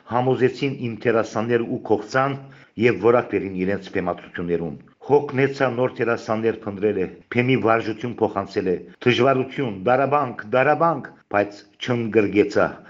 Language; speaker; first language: Armenian; early bilingual, heritage; Armenian